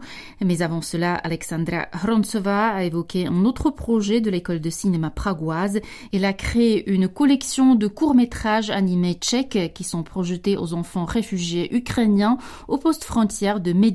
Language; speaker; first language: French; native; French